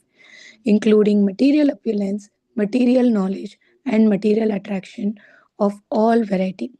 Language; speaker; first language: English; non-native, fluent; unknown